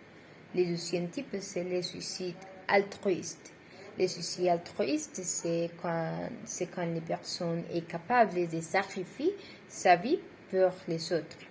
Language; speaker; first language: French; non-native, learner; Spanish